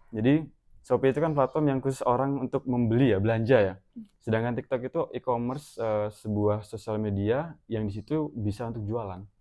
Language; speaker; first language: Indonesian; native; Indonesian